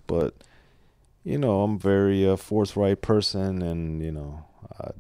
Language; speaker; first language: English; native; English